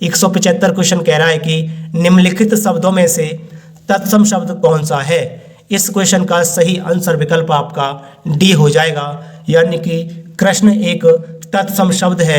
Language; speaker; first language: Hindi; native; Hindi